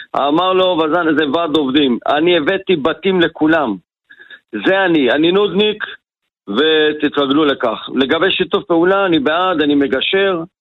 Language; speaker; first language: Hebrew; native; Hebrew